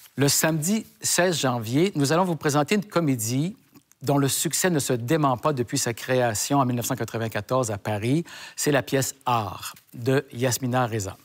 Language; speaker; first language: French; native; French